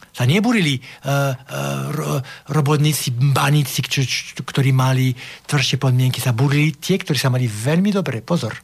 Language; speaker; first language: Slovak; non-native, fluent; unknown